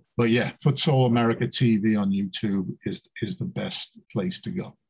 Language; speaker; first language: English; native; English